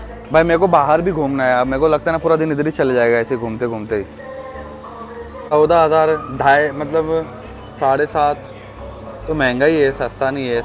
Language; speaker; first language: Hindi; native; Hindi